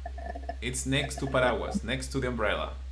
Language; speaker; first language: English; non-native, fluent; Spanish